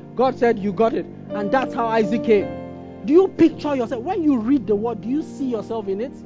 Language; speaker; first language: English; non-native, local second language; Yoruba